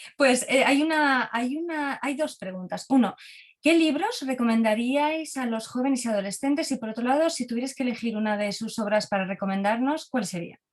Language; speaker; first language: Spanish; native; Spanish